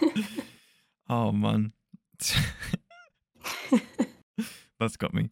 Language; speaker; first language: English; native; English